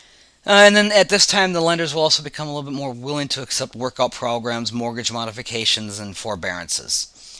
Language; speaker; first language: English; native; English